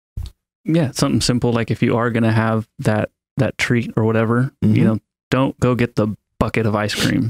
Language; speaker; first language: English; native; English